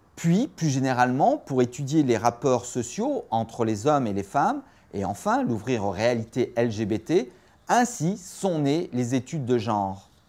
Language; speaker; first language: French; native; French